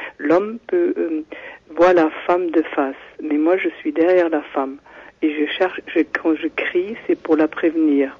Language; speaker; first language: French; non-native, fluent; German